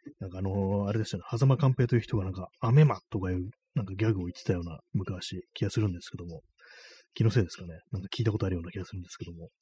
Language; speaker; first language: Japanese; native; Japanese